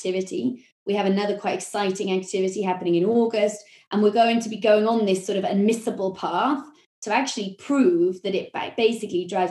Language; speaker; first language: English; native; English